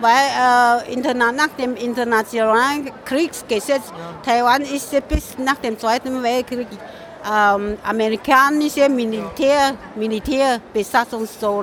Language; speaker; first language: German; non-native, learner; Min Nan Chinese